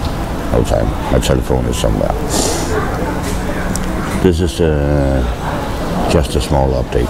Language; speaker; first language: English; non-native, learner; Danish